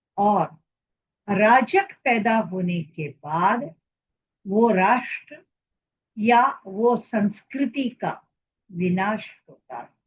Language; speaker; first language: Hindi; non-native, local second language; Marathi